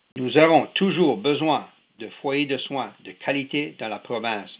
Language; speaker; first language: French; native; French